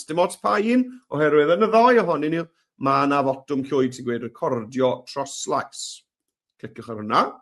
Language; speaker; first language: Welsh; native; Welsh